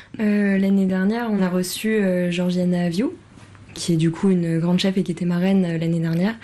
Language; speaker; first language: French; native; French